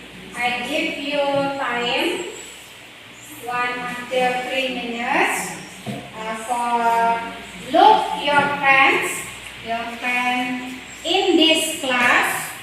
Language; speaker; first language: English; non-native, learner; Indonesian